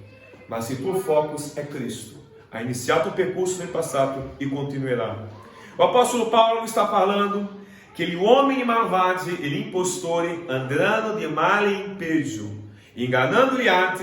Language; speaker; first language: Italian; non-native, fluent; Portuguese